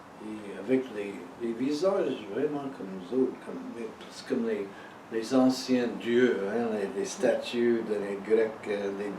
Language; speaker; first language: French; non-native, fluent; English